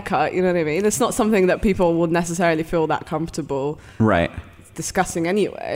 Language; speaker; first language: English; early bilingual, other home language; Arabic